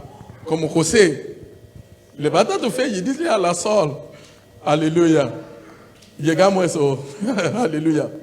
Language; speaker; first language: Spanish; non-native, learner; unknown